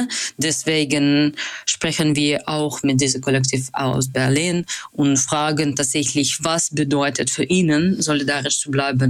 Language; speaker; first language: German; non-native, fluent; Russian